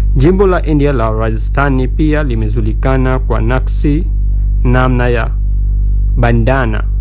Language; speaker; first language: Swahili; non-native, fluent; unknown